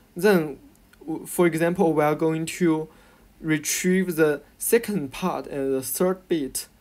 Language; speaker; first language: English; non-native, fluent; Chinese